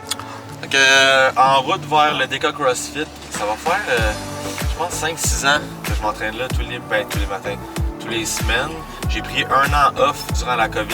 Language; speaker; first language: French; native; French